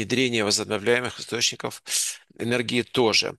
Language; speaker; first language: Russian; native; Russian